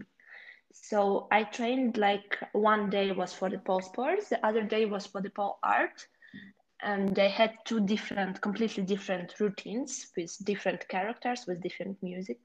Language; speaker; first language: English; non-native, fluent; Ukrainian